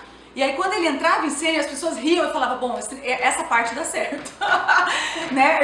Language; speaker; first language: Portuguese; native; Portuguese